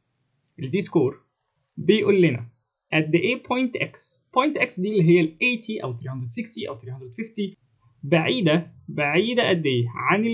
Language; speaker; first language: Arabic; native; Arabic